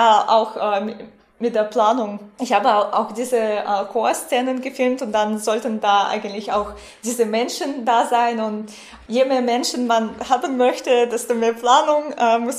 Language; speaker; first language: German; non-native, fluent; Russian